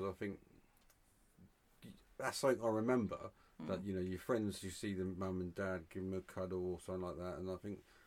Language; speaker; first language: English; native; English